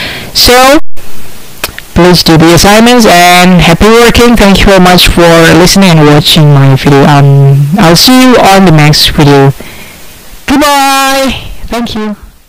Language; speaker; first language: English; non-native, fluent; Indonesian